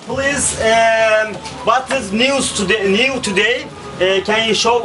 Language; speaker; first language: English; non-native, learner; Turkish